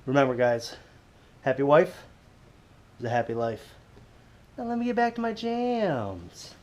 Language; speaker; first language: English; native; English